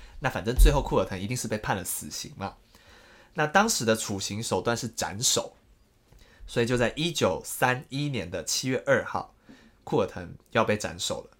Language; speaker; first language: Chinese; native; Chinese